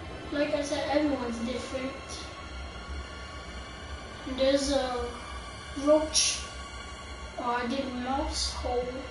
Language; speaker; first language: English; native; English